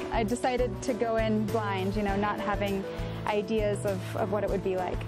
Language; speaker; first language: English; native; English